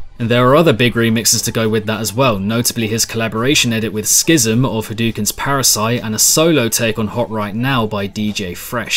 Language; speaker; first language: English; native; English